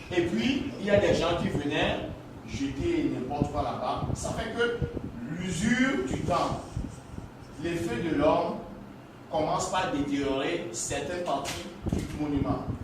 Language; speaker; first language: French; non-native, local second language; Ewe